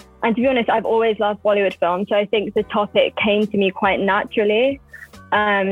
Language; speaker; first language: English; native; English